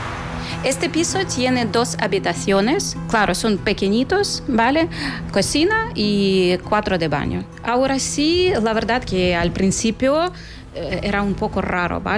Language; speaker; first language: Spanish; non-native, local second language; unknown